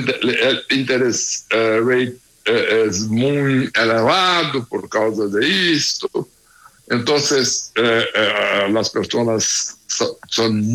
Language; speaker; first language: Spanish; non-native, learner; Portuguese